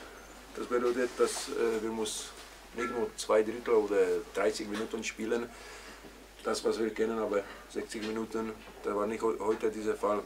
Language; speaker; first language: German; non-native, fluent; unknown